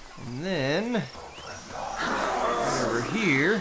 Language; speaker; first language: English; native; English